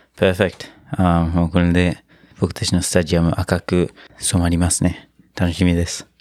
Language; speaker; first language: Japanese; non-native, fluent; English